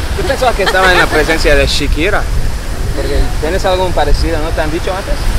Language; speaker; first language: Spanish; non-native, fluent; English